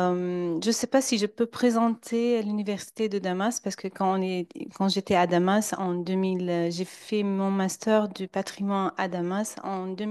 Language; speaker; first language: French; non-native, fluent; Arabic